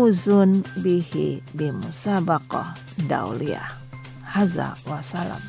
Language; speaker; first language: Arabic; non-native, fluent; Indonesian